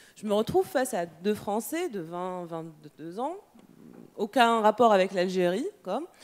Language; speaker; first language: French; non-native, local second language; Arabic